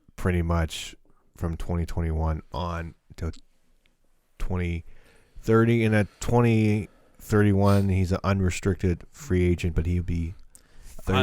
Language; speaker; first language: English; native; English